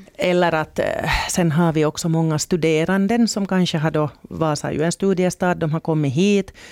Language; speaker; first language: Swedish; native; Swedish